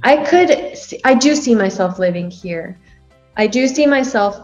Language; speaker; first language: English; native; English